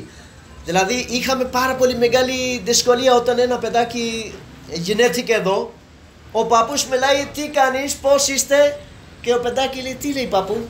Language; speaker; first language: Greek; non-native, learner; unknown